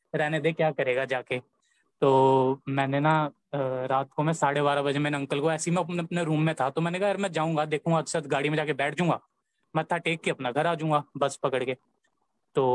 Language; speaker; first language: Hindi; native; Hindi